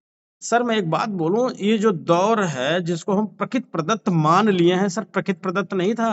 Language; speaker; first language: Hindi; native; Hindi